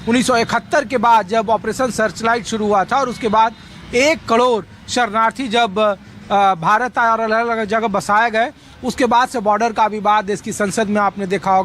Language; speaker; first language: Hindi; native; Hindi